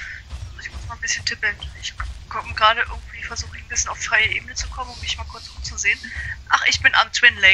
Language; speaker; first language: German; native; German